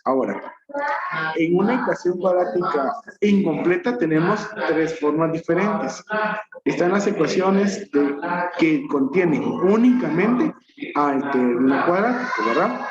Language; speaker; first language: Spanish; native; Spanish